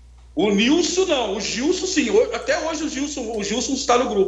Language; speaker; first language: Portuguese; native; Portuguese